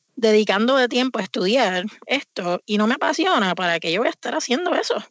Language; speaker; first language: Spanish; native; Spanish